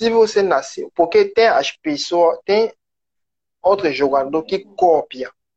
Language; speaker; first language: Portuguese; non-native, learner; French